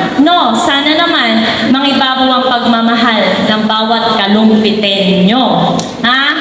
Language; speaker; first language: Filipino; native; Filipino